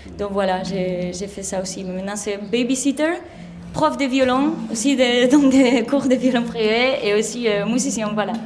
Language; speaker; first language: French; non-native, fluent; Spanish